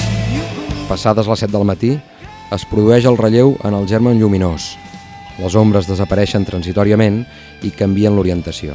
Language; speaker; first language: Catalan; native; Catalan